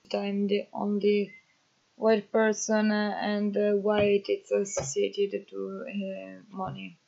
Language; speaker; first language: English; non-native, fluent; Italian